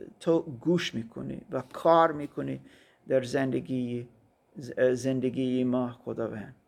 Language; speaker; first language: Persian; non-native, learner; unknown